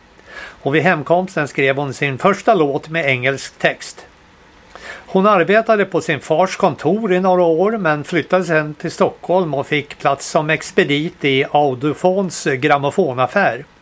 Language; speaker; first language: Swedish; native; Swedish